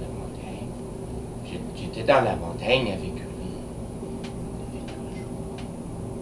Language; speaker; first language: French; non-native, learner; English